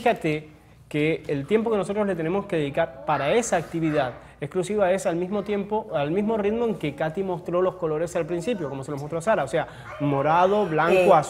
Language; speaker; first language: Spanish; native; Spanish